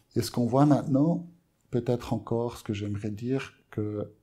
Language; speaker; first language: French; native; French